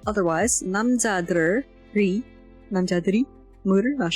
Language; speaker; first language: Korean; non-native, learner; English